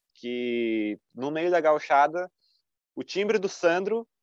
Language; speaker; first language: Portuguese; native; Portuguese